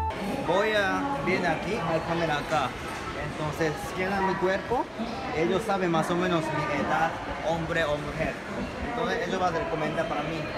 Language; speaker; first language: Spanish; non-native, learner; Japanese